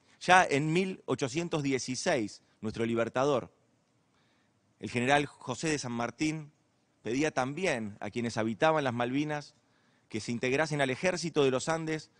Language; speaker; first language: Spanish; native; Spanish